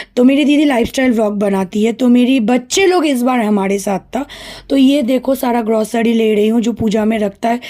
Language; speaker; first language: Hindi; non-native, local second language; Bangla